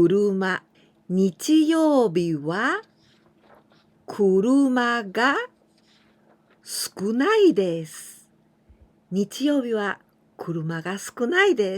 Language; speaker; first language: Japanese; non-native, fluent; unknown